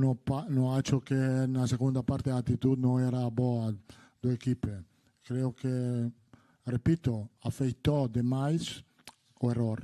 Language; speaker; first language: Portuguese; non-native, learner; Italian